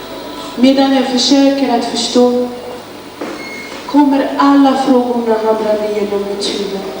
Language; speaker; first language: Swedish; non-native, learner; Kurdish